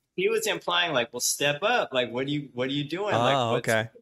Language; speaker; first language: English; native; English